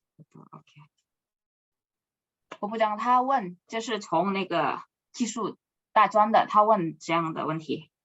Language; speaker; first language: Chinese; non-native, fluent; Indonesian